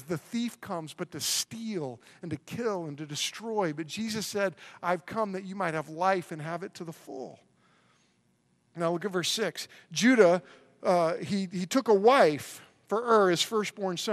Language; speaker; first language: English; native; English